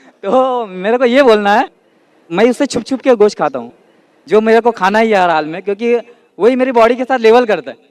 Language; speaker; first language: Hindi; non-native, local second language; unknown